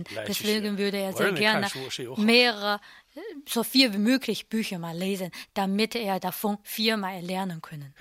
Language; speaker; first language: German; non-native, learner; Chinese